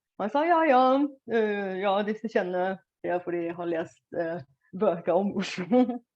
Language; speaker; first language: Norwegian; non-native, fluent; Bulgarian